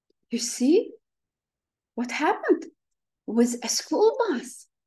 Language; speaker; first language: English; non-native, fluent; Ukrainian